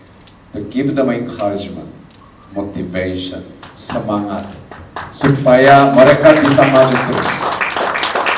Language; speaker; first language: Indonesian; non-native, fluent; Korean